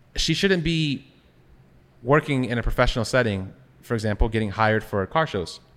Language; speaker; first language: English; native; English